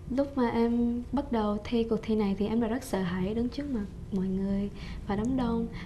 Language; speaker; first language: Vietnamese; early bilingual, heritage; Vietnamese